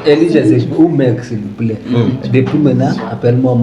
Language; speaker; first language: French; non-native, learner; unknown